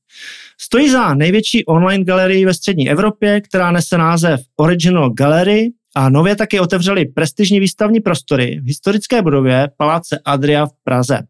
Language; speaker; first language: Czech; native; Czech